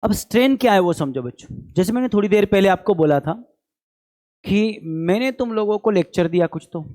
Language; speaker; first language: Hindi; non-native, local second language; Marathi